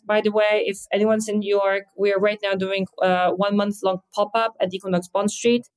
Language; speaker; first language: English; non-native, fluent; Polish